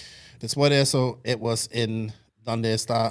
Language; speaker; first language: Spanish; non-native, local second language; English